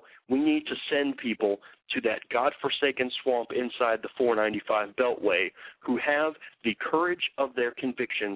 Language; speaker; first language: English; native; English